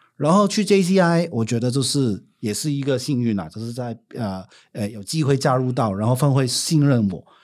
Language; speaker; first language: Chinese; non-native, fluent; Cantonese